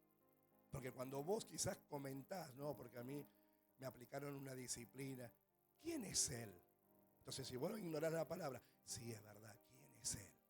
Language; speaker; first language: Spanish; native; Spanish